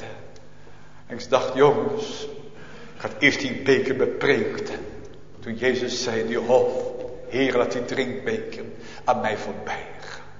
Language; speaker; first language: Dutch; native; Dutch